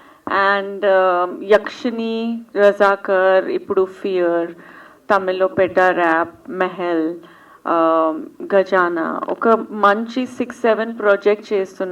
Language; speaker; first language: Telugu; non-native, learner; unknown